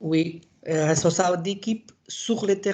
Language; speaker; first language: French; non-native, learner; Portuguese